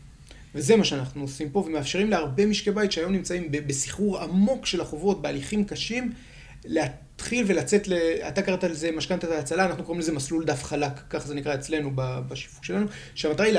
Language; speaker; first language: Hebrew; native; Hebrew